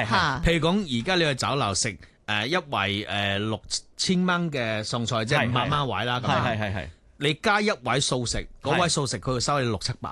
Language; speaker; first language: Chinese; non-native, local second language; Cantonese